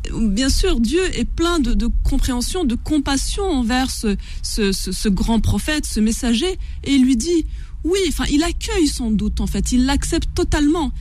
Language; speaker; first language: French; non-native, local second language; Kabyle